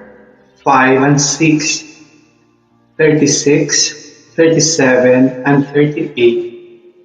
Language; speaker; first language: English; non-native, local second language; Filipino